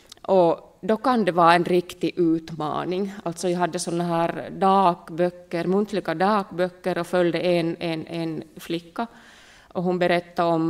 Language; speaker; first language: Swedish; non-native, local second language; Finnish